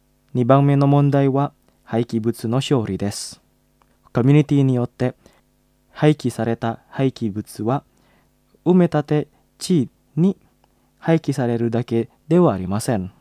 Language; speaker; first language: Japanese; non-native, fluent; Indonesian